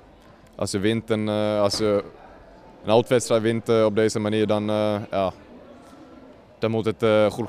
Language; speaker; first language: Dutch; non-native, fluent; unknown